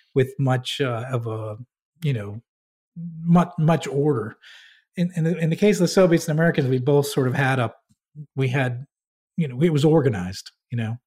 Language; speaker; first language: English; native; English